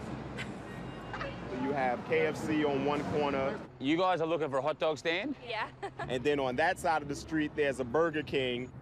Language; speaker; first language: English; native; English